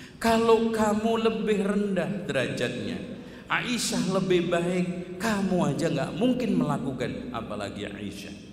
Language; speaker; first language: Indonesian; native; Indonesian